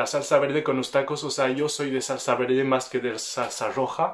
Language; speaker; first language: Spanish; non-native, fluent; French